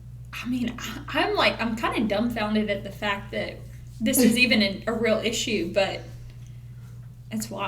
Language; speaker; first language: English; native; English